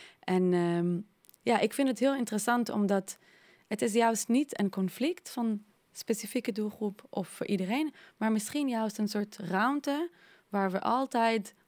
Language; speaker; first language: Dutch; non-native, fluent; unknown